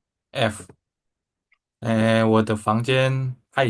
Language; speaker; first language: Chinese; non-native, fluent; Indonesian